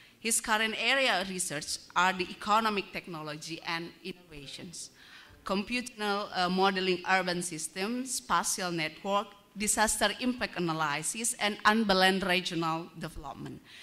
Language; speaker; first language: English; non-native, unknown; Indonesian